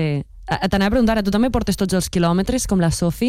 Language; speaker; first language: Catalan; native; Catalan